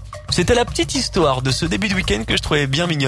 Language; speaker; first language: French; native; French